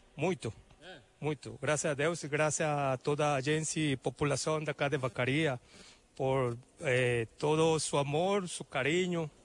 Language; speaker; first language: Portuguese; non-native, learner; Spanish